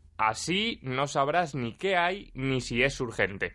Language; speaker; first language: Spanish; native; Spanish